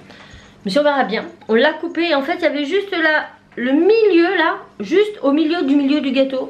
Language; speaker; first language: French; native; French